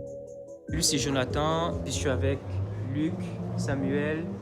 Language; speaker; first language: French; native; French